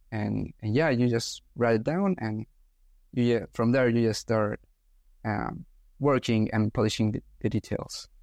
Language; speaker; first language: English; non-native, fluent; Spanish